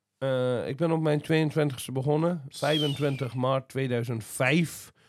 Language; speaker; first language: Dutch; non-native, fluent; Azerbaijani